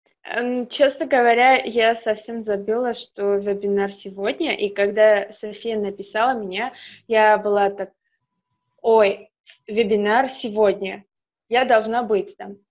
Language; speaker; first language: Russian; non-native, fluent; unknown